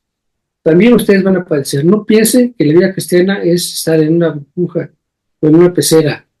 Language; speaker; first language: Spanish; native; Spanish